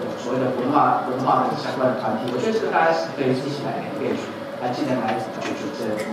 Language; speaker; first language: Chinese; native; Chinese